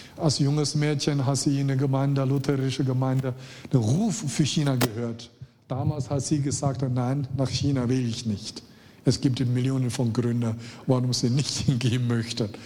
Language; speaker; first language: German; non-native, fluent; Chinese